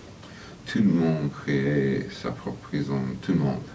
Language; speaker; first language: French; non-native, fluent; English